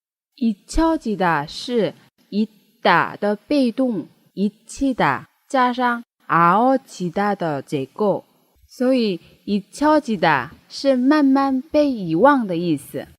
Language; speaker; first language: Chinese; non-native, fluent; Korean